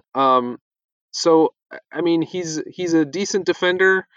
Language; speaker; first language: English; native; English